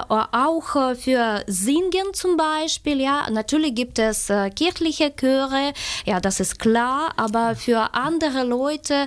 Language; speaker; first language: German; non-native, fluent; Ukrainian